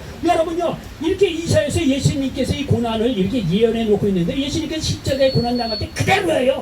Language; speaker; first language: Korean; native; Korean